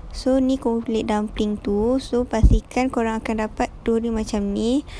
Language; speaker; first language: Malay; native; Malay